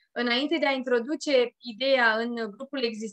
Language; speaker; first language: Romanian; native; Romanian